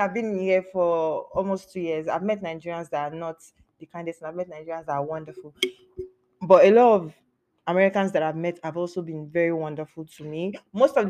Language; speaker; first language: English; non-native, local second language; Yoruba